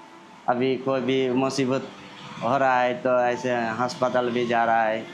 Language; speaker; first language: Hindi; non-native, local second language; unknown